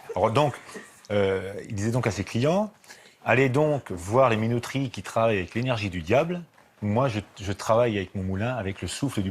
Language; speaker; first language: French; native; French